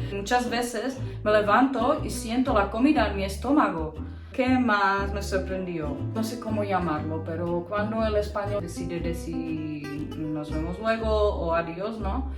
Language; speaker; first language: Spanish; non-native, fluent; Czech